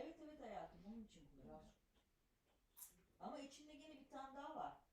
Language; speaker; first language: Turkish; native; Turkish